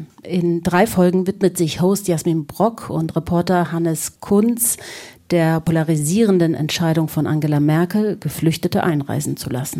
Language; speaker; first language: German; native; German